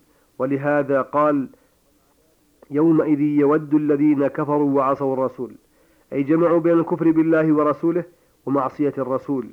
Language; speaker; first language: Arabic; native; Arabic